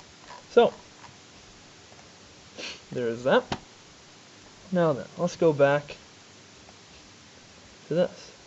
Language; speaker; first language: English; native; English